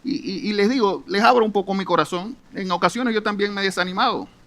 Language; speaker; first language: Spanish; native; Spanish